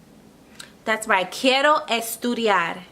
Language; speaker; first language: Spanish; non-native, fluent; English